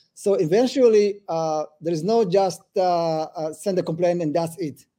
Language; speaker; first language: English; early bilingual, other home language; Amharic